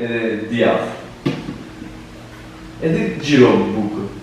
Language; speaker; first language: Albanian; non-native, learner; Turkish